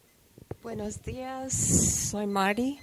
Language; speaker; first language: Spanish; early bilingual, heritage; Spanish